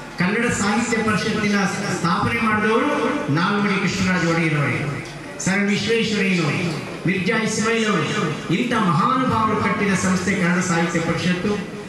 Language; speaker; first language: Kannada; native; Kannada